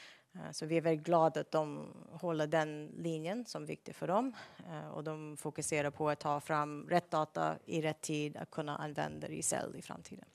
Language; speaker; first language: Swedish; non-native, fluent; English